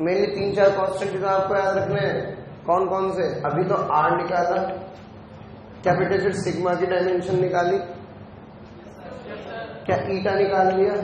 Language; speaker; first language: Hindi; native; Hindi